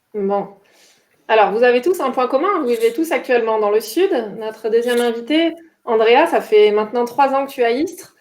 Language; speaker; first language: French; native; French